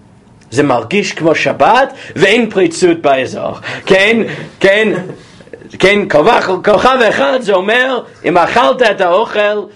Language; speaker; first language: Hebrew; non-native, fluent; English